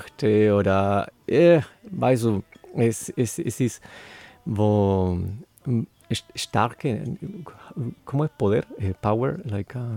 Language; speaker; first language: German; non-native, learner; Spanish